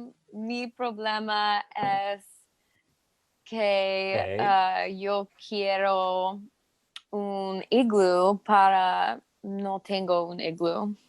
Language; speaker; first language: Spanish; non-native, learner; English